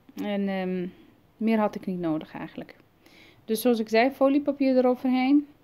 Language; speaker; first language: Dutch; early bilingual, other home language; Arabic